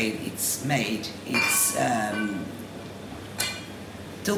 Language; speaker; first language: English; non-native, fluent; Portuguese